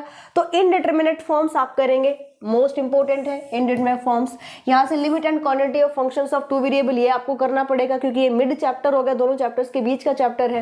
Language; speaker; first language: Hindi; native; Hindi